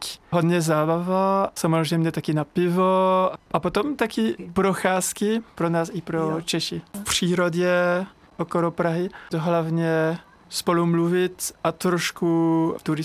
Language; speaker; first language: Czech; non-native, learner; French